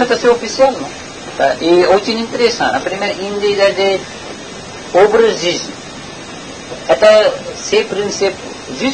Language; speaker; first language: Russian; non-native, learner; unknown